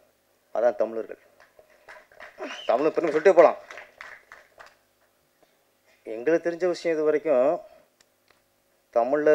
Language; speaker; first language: Tamil; native; Tamil